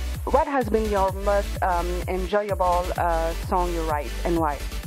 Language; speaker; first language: English; non-native, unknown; French